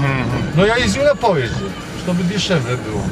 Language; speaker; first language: Russian; non-native, learner; Polish